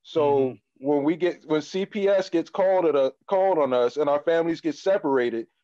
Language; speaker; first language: English; native; English